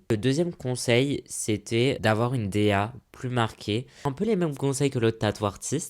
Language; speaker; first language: French; native; French